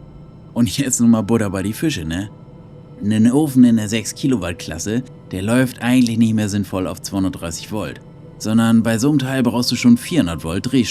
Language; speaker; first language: German; native; German